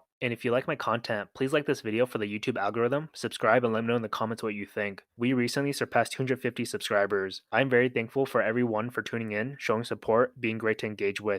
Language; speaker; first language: English; native; English